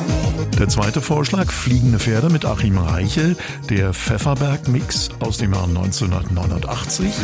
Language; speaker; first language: German; native; German